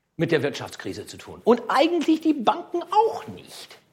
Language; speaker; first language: German; native; German